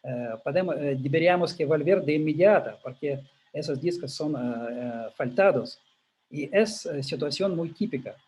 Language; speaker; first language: Spanish; non-native, learner; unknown